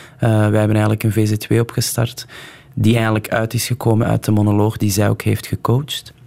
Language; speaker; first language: Dutch; non-native, local second language; Arabic